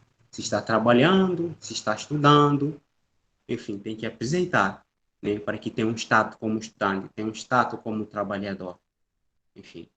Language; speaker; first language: Portuguese; non-native, local second language; Upper Guinea Crioulo